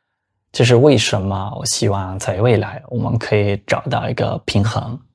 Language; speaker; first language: Chinese; non-native, fluent; Spanish